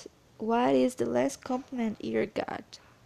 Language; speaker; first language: English; non-native, learner; Portuguese